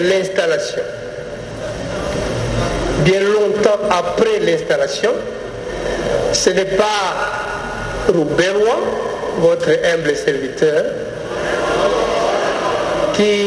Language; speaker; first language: French; non-native, local second language; Kinyarwanda